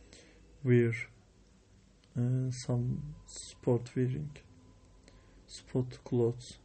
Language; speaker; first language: English; non-native, learner; Turkish